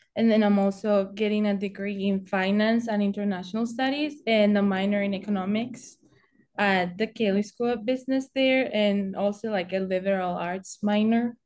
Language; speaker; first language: English; non-native, fluent; Spanish